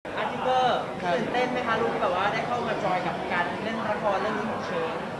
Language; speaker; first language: Thai; native; Thai